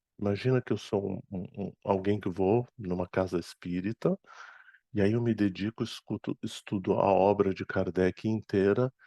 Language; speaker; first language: Portuguese; non-native, fluent; Arabic